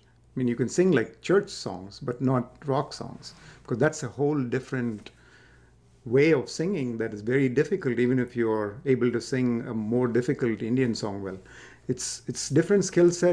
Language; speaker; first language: English; non-native, local second language; Tamil